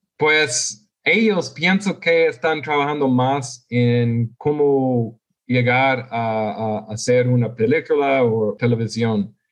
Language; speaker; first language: Spanish; non-native, fluent; English